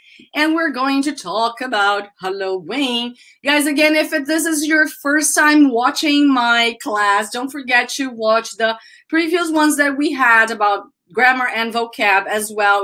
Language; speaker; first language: English; non-native, fluent; Portuguese